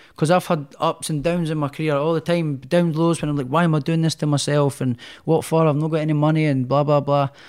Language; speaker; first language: English; native; English